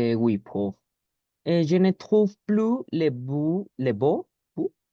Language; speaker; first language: French; non-native, learner; Spanish